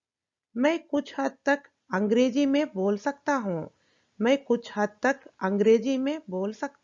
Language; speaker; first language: Hindi; non-native, local second language; Telugu